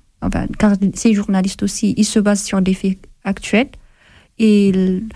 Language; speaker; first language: French; non-native, fluent; Amharic